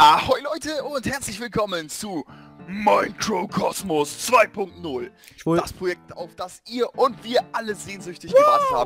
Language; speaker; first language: German; native; German